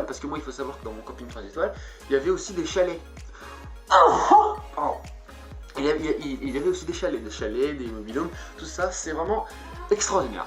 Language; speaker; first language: French; native; French